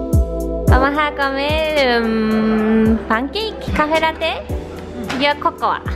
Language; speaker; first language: Spanish; non-native, learner; Japanese